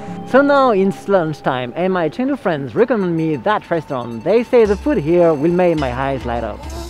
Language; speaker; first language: English; non-native, fluent; French